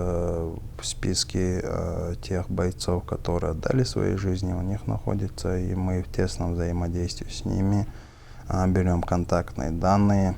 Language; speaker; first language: Russian; non-native, local second language; Chechen